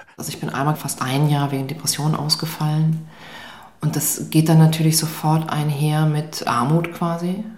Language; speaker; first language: German; native; German